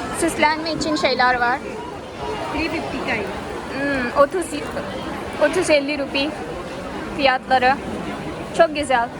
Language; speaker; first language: Turkish; non-native, fluent; Hindi